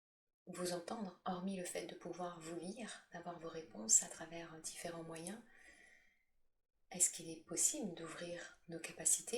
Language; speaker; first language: French; native; French